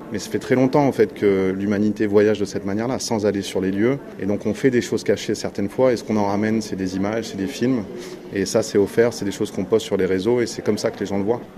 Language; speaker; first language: French; native; French